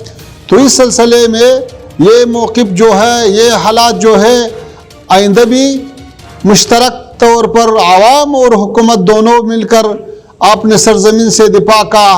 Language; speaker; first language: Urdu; non-native, fluent; Pashto